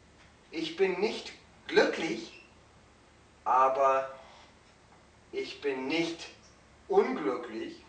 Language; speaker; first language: German; non-native, fluent; English